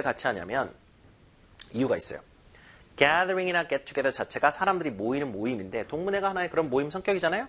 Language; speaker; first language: Korean; native; Korean